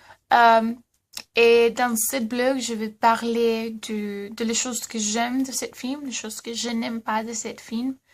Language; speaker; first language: French; non-native, learner; Spanish